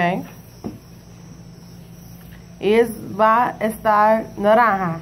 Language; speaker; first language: Spanish; non-native, learner; English